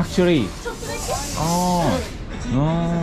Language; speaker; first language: Japanese; non-native, learner; Thai